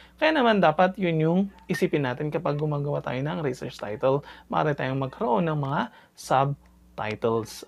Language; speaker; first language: Filipino; native; Filipino